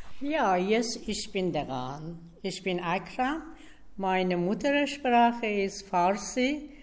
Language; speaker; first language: German; non-native, learner; Persian